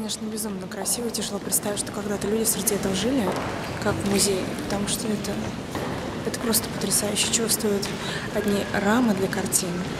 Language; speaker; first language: Russian; native; Russian